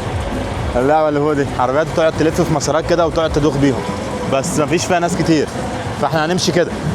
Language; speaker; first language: Arabic; native; Arabic